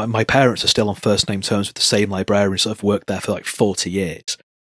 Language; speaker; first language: English; native; English